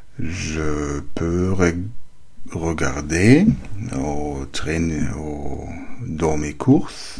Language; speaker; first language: French; non-native, learner; German